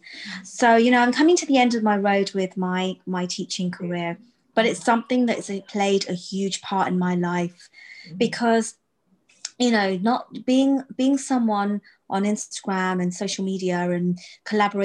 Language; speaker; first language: English; native; English